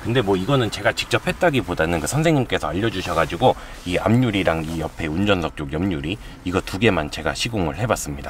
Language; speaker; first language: Korean; native; Korean